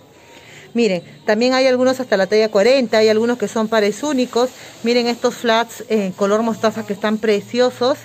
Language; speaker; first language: Spanish; native; Spanish